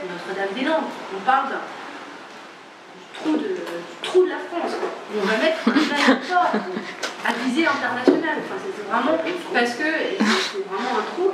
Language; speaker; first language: French; native; French